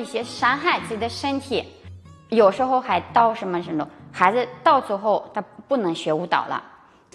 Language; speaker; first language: Chinese; non-native, fluent; Ukrainian